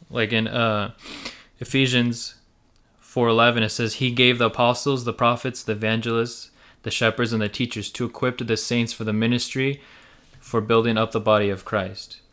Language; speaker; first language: English; early bilingual, other home language; Russian